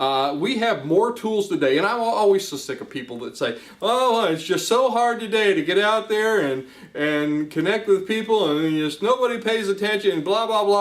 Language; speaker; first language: English; native; English